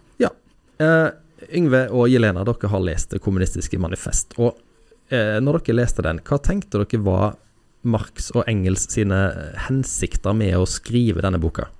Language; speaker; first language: Norwegian; native; Norwegian